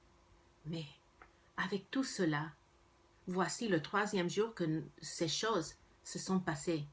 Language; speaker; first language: French; non-native, fluent; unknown